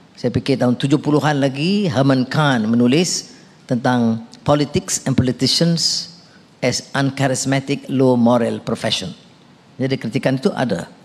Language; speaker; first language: Malay; native; Malay